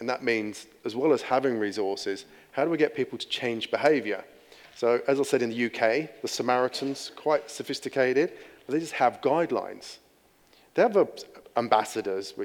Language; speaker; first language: English; native; English